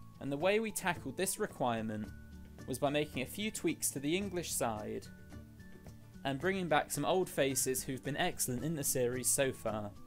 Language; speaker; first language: English; native; English